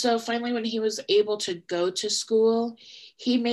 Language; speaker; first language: English; native; English